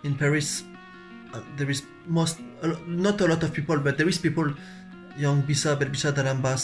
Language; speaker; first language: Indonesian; non-native, learner; French